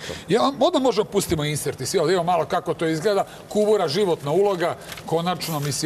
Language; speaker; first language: Serbian; native; Serbian